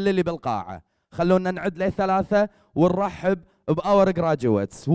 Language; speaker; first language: Arabic; native; Arabic